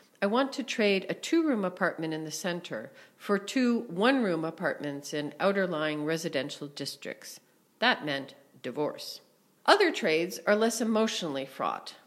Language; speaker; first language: English; native; English